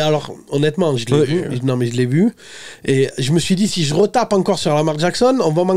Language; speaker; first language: French; native; French